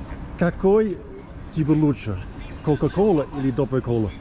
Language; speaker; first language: Russian; non-native, learner; English